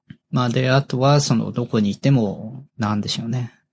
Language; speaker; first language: Japanese; native; Japanese